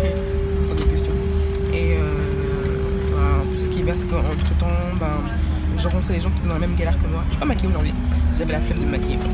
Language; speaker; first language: French; native; French